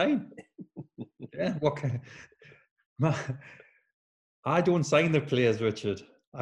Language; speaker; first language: English; native; English